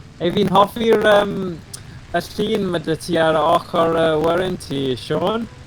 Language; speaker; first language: Welsh; non-native, local second language; English